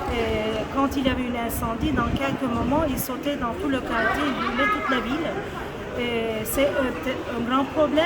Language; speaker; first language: French; non-native, fluent; Turkish